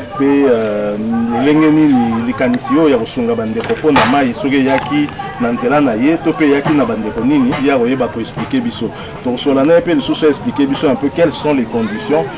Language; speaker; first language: Lingala; native; Lingala